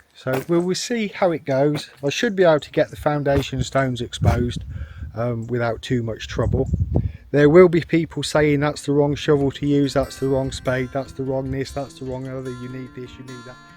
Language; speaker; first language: English; native; English